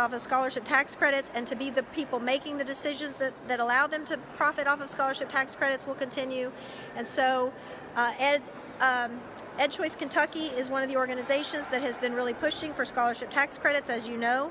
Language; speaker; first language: English; native; English